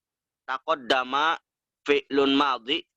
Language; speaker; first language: Arabic; non-native, learner; Indonesian